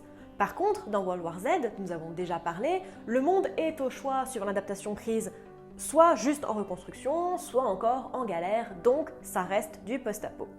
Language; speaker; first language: French; native; French